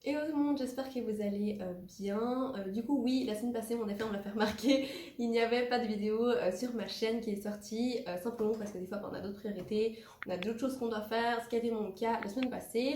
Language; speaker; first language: French; native; French